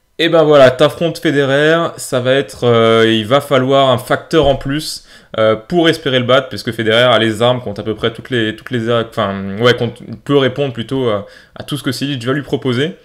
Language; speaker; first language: French; native; French